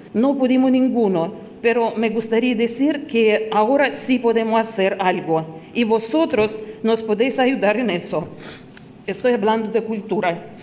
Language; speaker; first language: Spanish; non-native, fluent; Russian